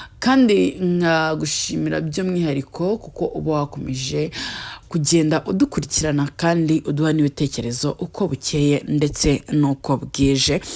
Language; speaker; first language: Kinyarwanda; native; Kinyarwanda